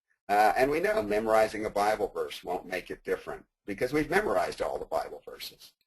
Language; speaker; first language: English; native; English